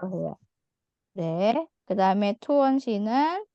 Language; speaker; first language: Korean; non-native, fluent; Indonesian